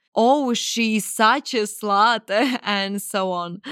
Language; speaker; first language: English; non-native, fluent; Ukrainian